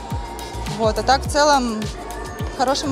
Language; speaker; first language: Russian; native; Russian